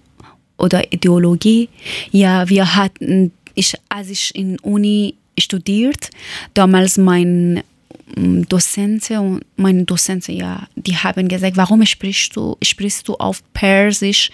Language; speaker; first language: German; non-native, learner; Persian